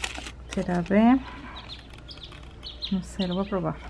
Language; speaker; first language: Spanish; native; Spanish